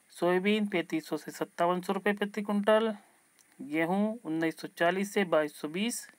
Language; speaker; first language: Hindi; native; Hindi